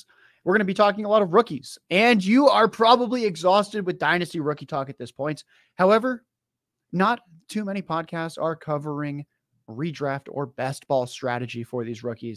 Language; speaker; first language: English; native; English